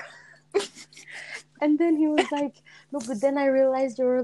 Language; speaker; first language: English; non-native, fluent; French